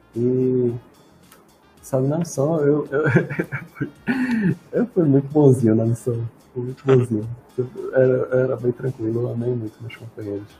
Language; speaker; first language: Portuguese; native; Portuguese